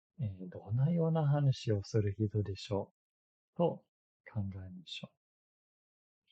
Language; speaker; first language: Japanese; non-native, fluent; English